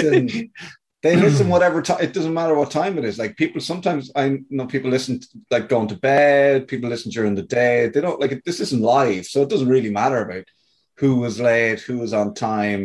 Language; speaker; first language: English; native; English